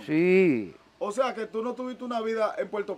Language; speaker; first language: Spanish; native; Spanish